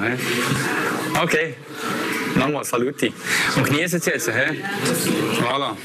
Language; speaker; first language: German; native; German